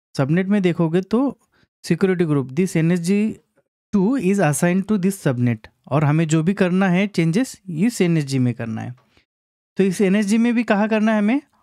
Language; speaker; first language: Hindi; non-native, local second language; Marathi